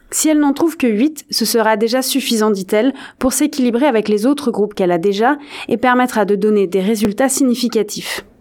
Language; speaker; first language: French; native; French